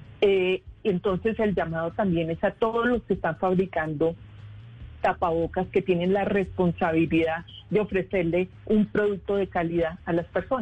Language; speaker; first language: Spanish; native; Spanish